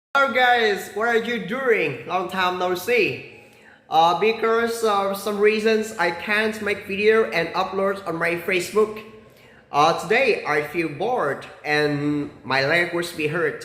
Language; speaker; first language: English; non-native, learner; Vietnamese